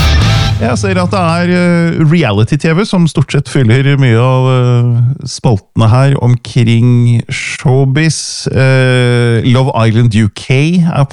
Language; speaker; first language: Norwegian; native; Norwegian